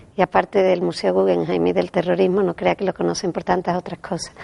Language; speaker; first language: Spanish; native; Spanish